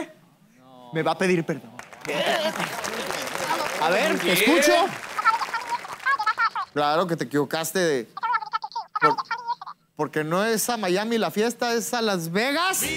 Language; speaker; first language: Spanish; native; Spanish